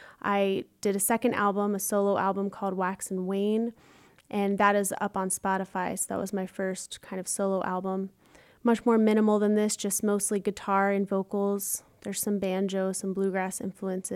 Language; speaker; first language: English; native; English